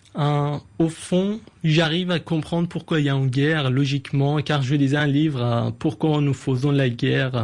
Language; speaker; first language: French; non-native, fluent; Persian